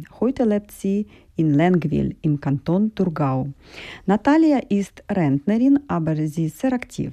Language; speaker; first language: German; non-native, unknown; Ukrainian